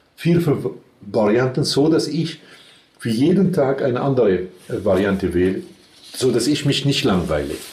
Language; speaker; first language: German; non-native, fluent; Arabic